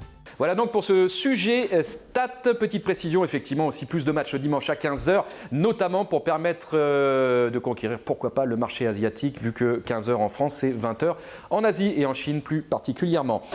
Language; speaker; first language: French; native; French